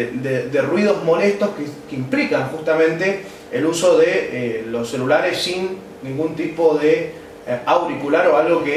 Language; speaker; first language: Spanish; native; Spanish